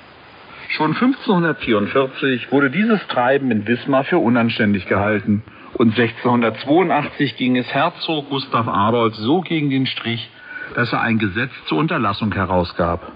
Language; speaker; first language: German; native; German